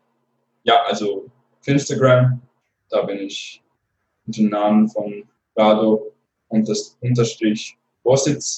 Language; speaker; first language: German; non-native, fluent; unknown